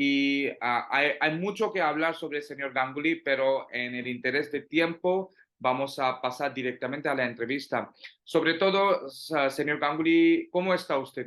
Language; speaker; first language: Spanish; non-native, fluent; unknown